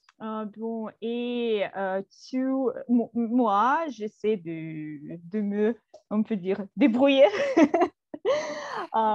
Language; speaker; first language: French; non-native, fluent; Russian